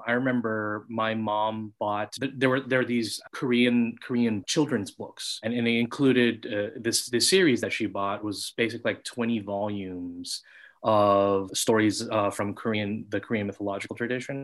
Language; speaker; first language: English; native; English